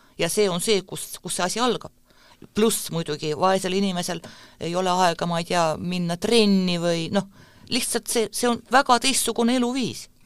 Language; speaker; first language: Estonian; non-native, local second language; Russian